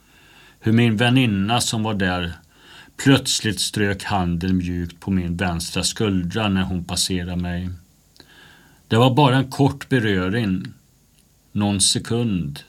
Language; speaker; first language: Swedish; native; Swedish